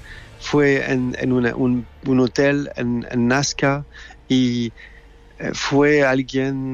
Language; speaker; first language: Spanish; non-native, learner; French